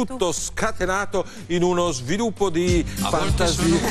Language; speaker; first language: Italian; native; Italian